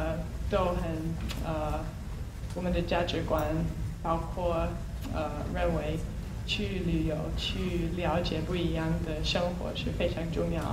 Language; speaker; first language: Chinese; non-native, fluent; English